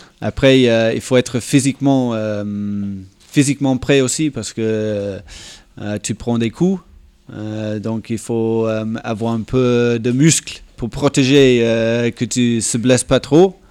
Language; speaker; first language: French; non-native, fluent; English